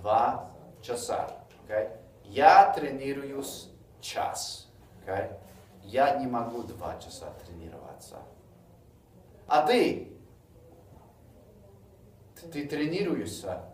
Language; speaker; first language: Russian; non-native, fluent; English